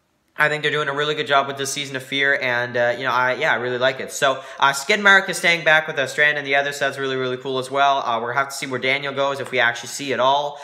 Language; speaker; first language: English; native; English